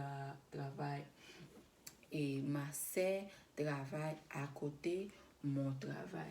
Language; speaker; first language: French; non-native, learner; Spanish